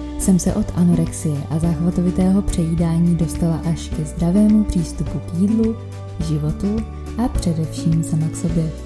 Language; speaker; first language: Czech; native; Czech